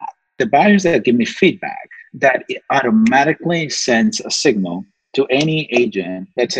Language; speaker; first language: English; non-native, fluent; Spanish